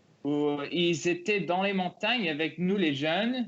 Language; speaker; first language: French; non-native, local second language; English